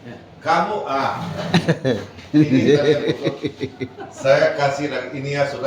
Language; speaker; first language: Indonesian; non-native, learner; Chinese